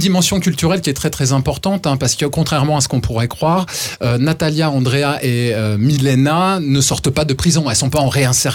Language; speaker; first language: French; native; French